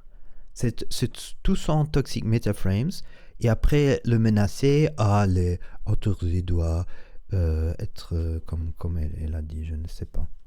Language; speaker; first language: French; non-native, learner; Spanish